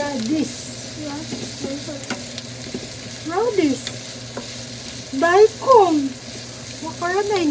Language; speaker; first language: Japanese; non-native, learner; Cebuano